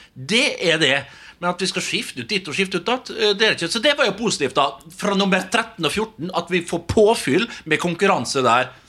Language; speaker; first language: Norwegian; native; Norwegian